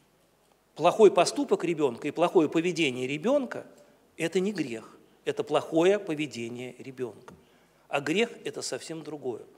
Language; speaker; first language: Russian; native; Russian